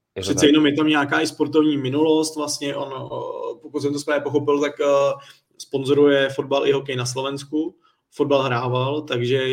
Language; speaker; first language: Czech; native; Czech